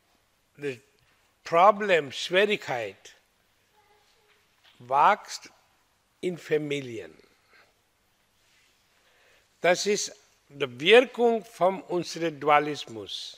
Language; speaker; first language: German; non-native, fluent; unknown